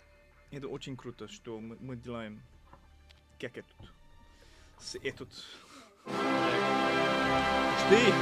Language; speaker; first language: Russian; non-native, learner; English